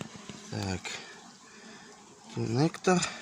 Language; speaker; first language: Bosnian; non-native, learner; Russian